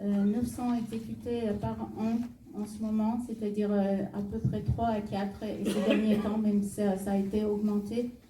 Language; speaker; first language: French; non-native, fluent; Persian